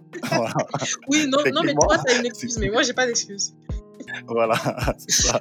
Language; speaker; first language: French; non-native, local second language; Wolof